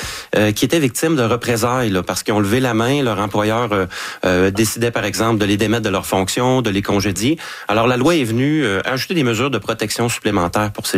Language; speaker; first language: French; native; French